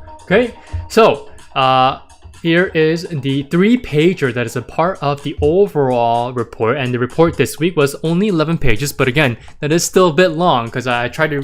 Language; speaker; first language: English; native; English